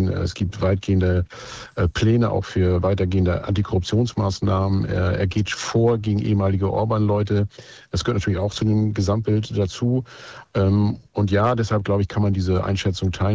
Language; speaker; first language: German; native; German